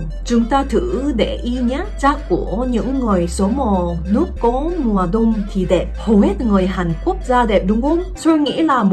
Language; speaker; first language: Vietnamese; non-native, fluent; Korean